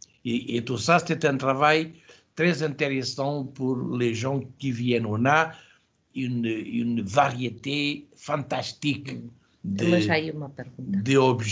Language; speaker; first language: French; non-native, fluent; Portuguese